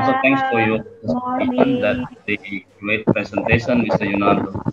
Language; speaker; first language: English; non-native, fluent; Indonesian